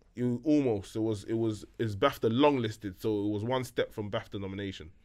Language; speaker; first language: English; non-native, local second language; French